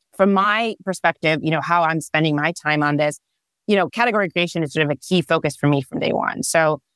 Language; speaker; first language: English; non-native, fluent; Hebrew